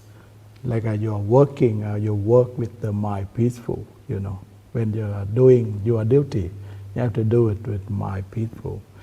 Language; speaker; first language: English; non-native, learner; Thai